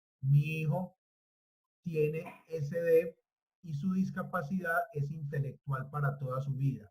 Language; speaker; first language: Spanish; native; Spanish